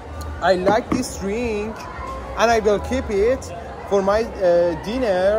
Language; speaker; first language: English; non-native, learner; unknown